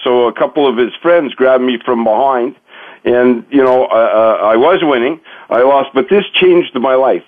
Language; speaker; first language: English; native; English